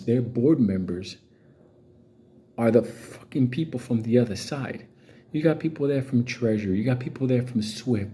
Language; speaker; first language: English; native; English